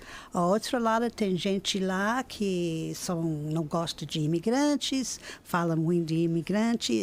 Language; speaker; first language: Portuguese; non-native, fluent; English